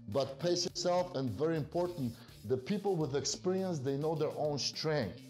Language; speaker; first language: English; non-native, fluent; Polish